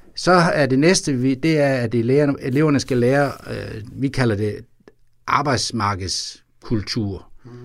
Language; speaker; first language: Danish; native; Danish